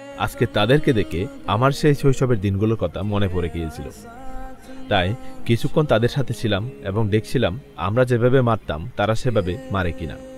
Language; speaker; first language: Bangla; non-native, local second language; Chakma